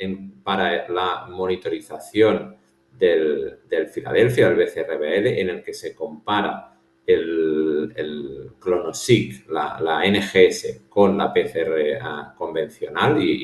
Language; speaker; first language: Spanish; native; Spanish